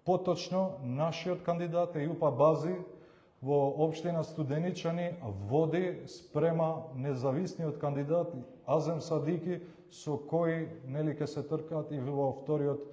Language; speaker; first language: Macedonian; non-native, local second language; Albanian